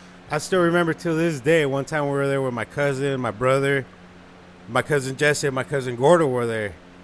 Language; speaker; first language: English; early bilingual, other home language; Spanish